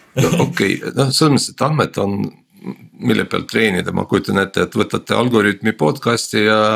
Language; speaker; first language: Estonian; native; Estonian